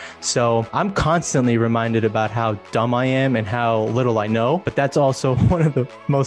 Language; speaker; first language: English; native; English